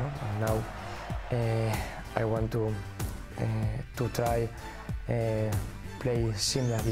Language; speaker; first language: English; non-native, learner; Spanish